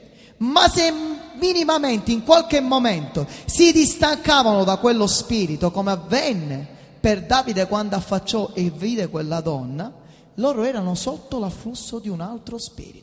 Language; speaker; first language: Italian; native; Italian